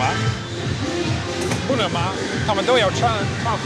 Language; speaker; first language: Chinese; non-native, fluent; Dutch